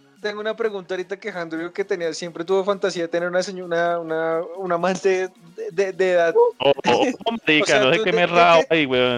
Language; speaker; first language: Spanish; native; Spanish